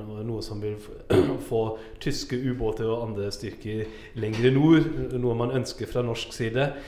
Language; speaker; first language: Norwegian; non-native, fluent; German